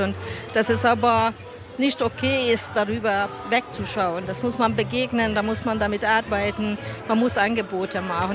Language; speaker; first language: German; non-native, fluent; Hungarian